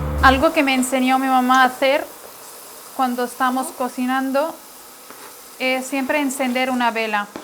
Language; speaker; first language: Spanish; non-native, fluent; Arabic